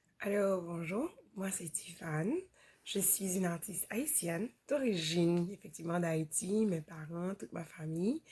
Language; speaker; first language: French; non-native, local second language; Haitian Creole